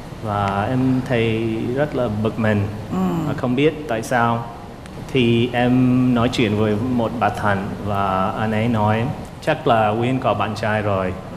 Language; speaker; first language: Vietnamese; non-native, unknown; English